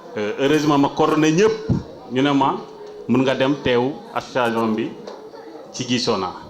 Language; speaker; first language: Wolof; non-native, local second language; Jola-Fonyi